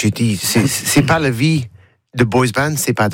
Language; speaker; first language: French; non-native, learner; English